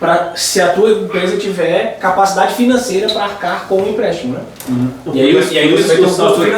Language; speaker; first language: Portuguese; native; Portuguese